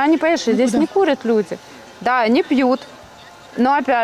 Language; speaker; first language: Russian; native; Russian